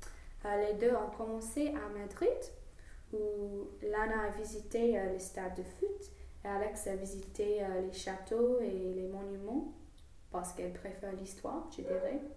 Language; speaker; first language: French; non-native, learner; English